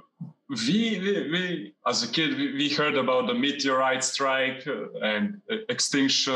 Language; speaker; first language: English; non-native, fluent; Serbian